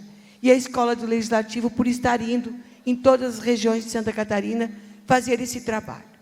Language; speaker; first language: Portuguese; native; Portuguese